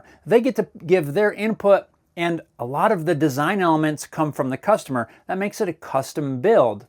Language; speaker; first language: English; native; English